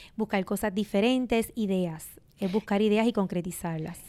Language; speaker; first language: Spanish; native; Spanish